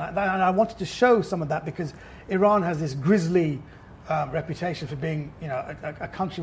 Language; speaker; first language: English; native; English